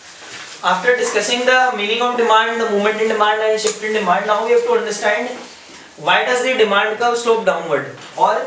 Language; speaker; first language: English; non-native, local second language; Hindi